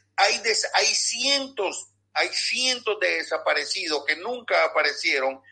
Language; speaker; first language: Spanish; native; Spanish